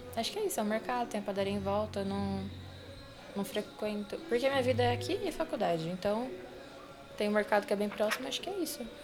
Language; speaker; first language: Portuguese; native; Portuguese